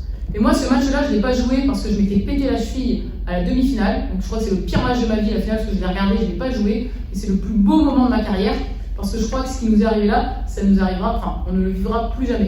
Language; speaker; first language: French; native; French